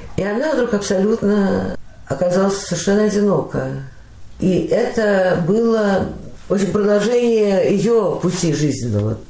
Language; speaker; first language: Russian; native; Russian